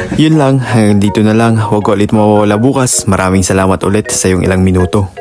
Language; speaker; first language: Filipino; non-native, local second language; Bikol